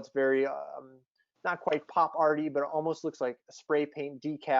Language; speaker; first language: English; native; English